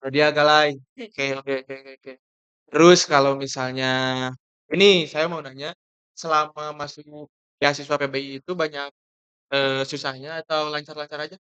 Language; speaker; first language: Indonesian; native; Indonesian